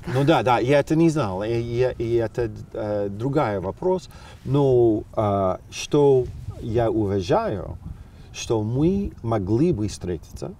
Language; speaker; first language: Russian; non-native, fluent; English